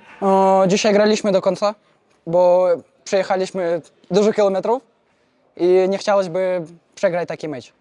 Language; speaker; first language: Polish; non-native, learner; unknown